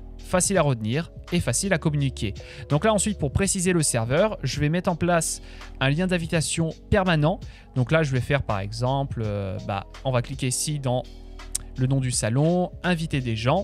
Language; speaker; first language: French; native; French